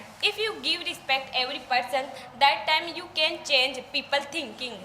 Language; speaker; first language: English; non-native, learner; Hindi